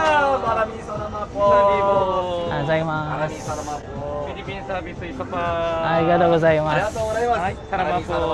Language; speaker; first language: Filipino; non-native, learner; Japanese